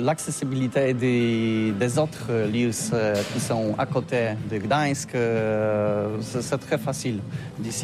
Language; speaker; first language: French; non-native, learner; Polish